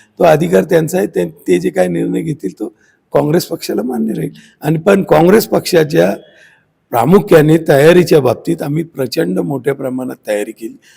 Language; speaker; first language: Marathi; native; Marathi